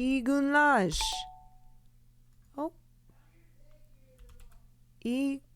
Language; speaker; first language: Turkish; non-native, learner; English